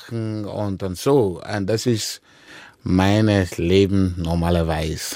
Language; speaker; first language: German; non-native, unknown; Dyula